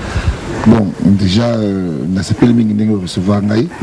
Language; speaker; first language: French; non-native, local second language; Lingala